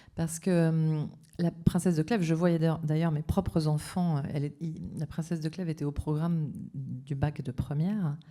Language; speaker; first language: French; native; French